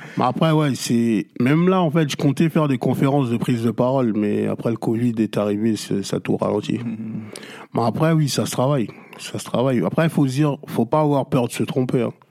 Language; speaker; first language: French; non-native, local second language; Lingala